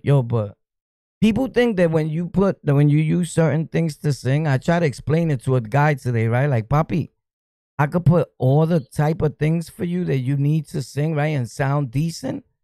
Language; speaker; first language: English; early bilingual, other home language; Spanish